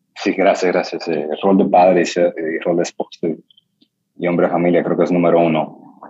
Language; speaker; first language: Spanish; native; Spanish